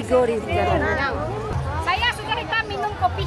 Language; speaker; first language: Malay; non-native, local second language; Minangkabau